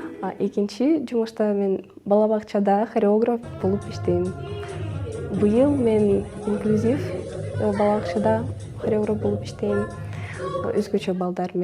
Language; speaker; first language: Kyrgyz; non-native, local second language; Russian